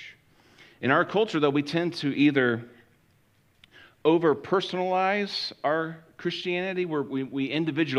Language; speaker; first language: English; native; English